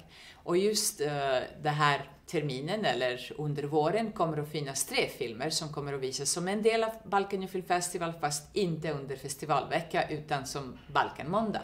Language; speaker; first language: Swedish; non-native, fluent; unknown